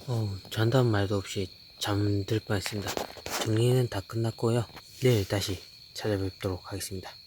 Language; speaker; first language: Korean; native; Korean